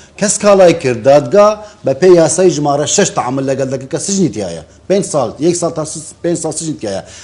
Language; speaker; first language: Central Kurdish; non-native, local second language; Kurdish